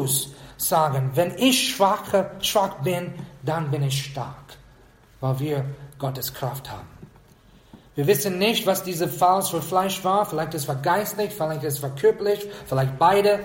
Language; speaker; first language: German; non-native, fluent; English